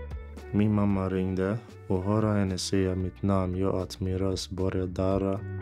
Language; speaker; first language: Swedish; non-native, fluent; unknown